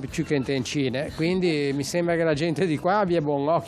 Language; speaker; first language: Italian; native; Italian